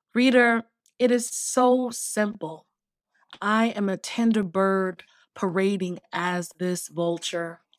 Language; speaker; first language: English; native; English